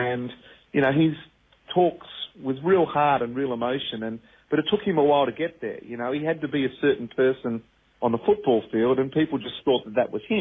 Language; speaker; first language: English; native; English